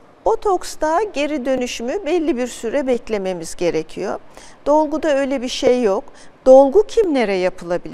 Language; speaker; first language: Turkish; native; Turkish